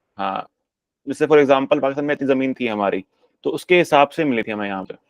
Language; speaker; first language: Hindi; native; Hindi